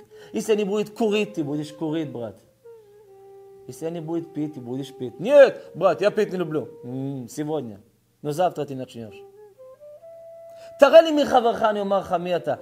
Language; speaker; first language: Russian; early bilingual, heritage; Russian